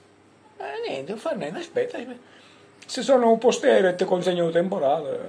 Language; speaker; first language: Italian; native; Italian